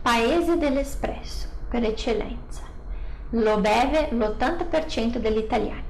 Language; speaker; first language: Italian; non-native, fluent; Portuguese